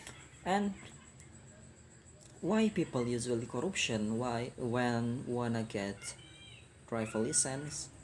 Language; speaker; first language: English; non-native, learner; Indonesian